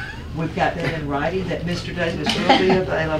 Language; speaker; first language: English; native; English